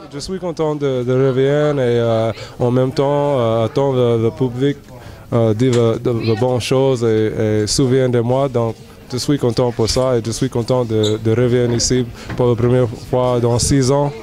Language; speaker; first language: French; non-native, learner; English